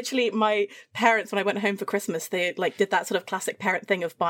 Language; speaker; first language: English; native; English